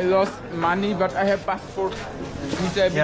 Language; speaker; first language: English; non-native, learner; Bangla